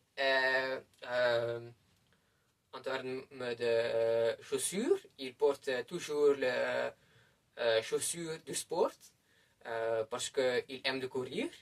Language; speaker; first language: French; non-native, learner; Dutch